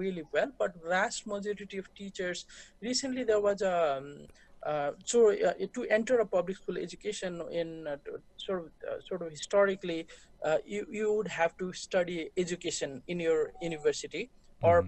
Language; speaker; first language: English; non-native, local second language; Nepali